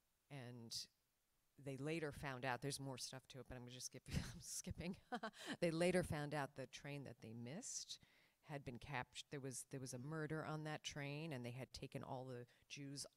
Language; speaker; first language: English; native; English